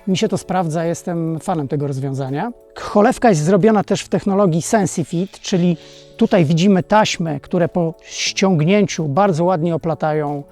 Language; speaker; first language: Polish; native; Polish